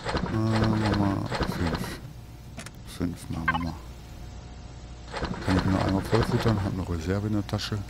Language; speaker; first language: German; native; German